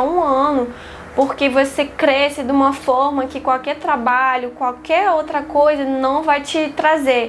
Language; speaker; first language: Portuguese; non-native, fluent; French